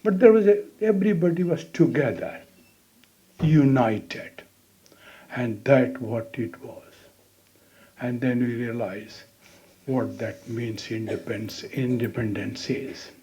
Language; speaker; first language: English; non-native, local second language; Hindi